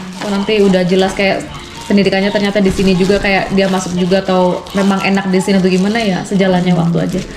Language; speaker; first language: Indonesian; native; Indonesian